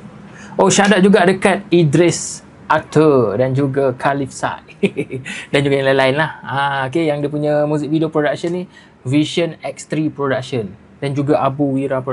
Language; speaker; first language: Malay; native; Malay